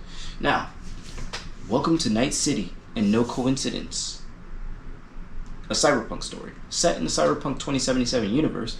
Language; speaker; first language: English; native; English